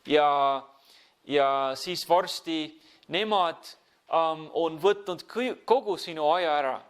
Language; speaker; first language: Estonian; non-native, fluent; English